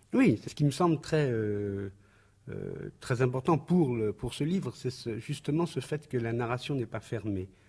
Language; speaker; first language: French; native; French